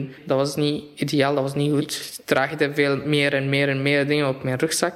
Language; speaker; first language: Dutch; non-native, fluent; Arabic